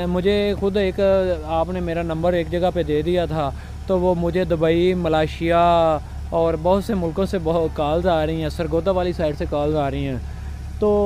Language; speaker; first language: Urdu; non-native, local second language; Punjabi